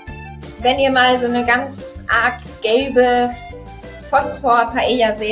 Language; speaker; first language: German; native; German